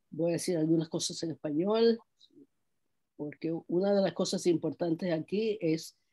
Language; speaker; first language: Spanish; non-native, fluent; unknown